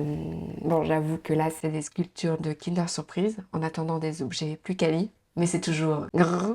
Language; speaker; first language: French; native; French